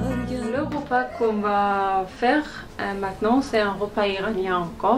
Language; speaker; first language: French; non-native, fluent; Persian